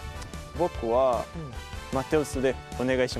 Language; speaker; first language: Japanese; non-native, learner; Portuguese